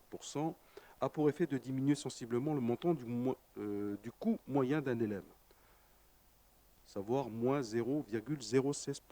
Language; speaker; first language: French; native; French